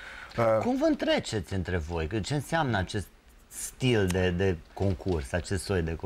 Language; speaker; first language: Romanian; native; Romanian